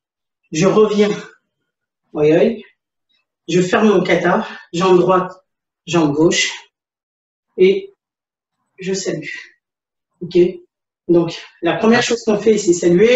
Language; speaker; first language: French; native; French